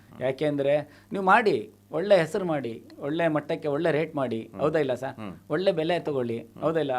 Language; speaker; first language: Kannada; non-native, local second language; Telugu